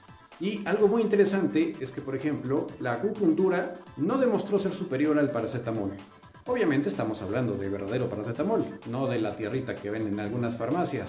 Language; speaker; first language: Spanish; native; Spanish